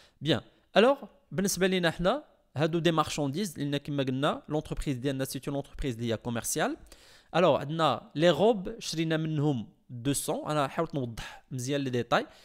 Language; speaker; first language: French; non-native, local second language; Arabic